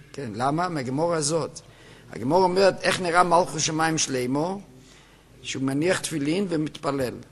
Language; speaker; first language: Hebrew; native; Hebrew